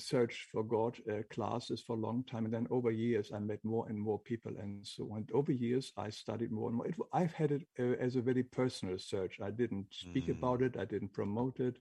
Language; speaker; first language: English; non-native, fluent; German